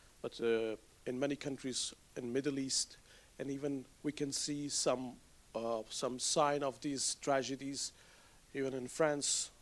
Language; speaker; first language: English; non-native, fluent; Persian